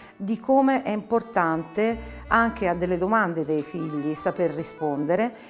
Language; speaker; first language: Italian; non-native, fluent; Arabic